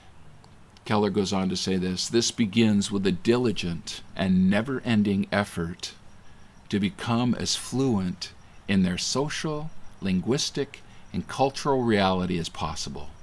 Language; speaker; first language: English; native; English